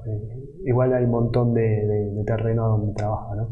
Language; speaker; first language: Spanish; native; Spanish